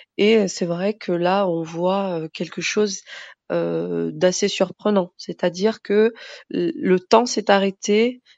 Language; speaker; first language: French; early bilingual, other home language; Arabic